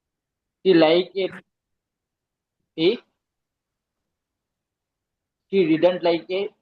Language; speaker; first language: English; non-native, learner; Telugu